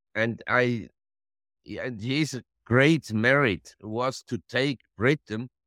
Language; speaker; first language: English; non-native, fluent; German